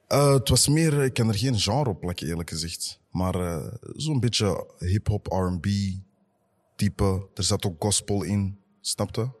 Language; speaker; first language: Dutch; early bilingual, other home language; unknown